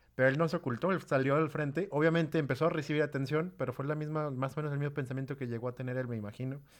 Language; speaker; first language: Spanish; native; Spanish